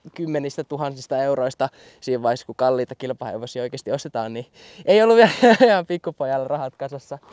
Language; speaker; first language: Finnish; native; Finnish